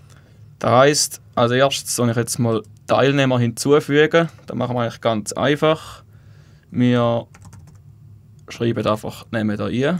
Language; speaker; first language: German; native; German